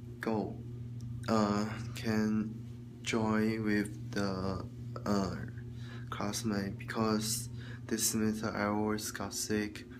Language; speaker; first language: English; non-native, learner; Chinese